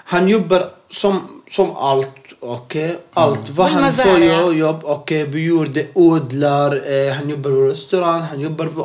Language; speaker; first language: Swedish; non-native, local second language; Arabic